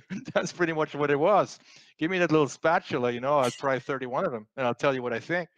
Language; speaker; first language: English; non-native, fluent; French